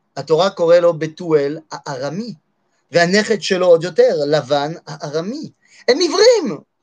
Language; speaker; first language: Hebrew; non-native, fluent; French